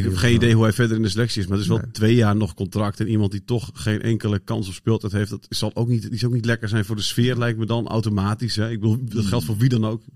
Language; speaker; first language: Dutch; native; Dutch